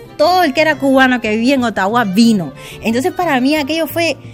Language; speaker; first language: Spanish; native; Spanish